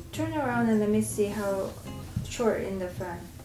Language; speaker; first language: English; non-native, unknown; Korean